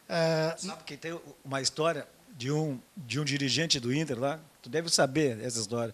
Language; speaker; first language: Portuguese; native; Portuguese